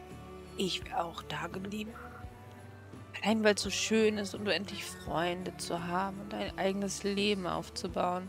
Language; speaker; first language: German; native; German